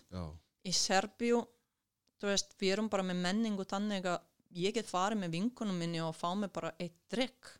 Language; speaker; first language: Icelandic; non-native, fluent; Serbian